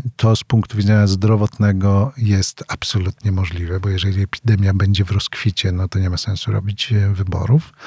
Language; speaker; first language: Polish; native; Polish